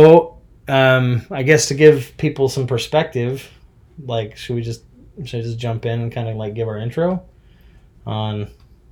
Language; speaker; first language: English; native; English